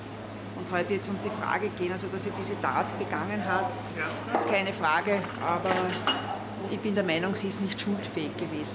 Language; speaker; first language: German; native; German